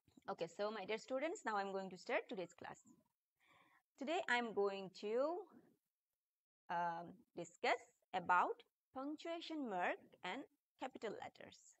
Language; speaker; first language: English; non-native, local second language; Bangla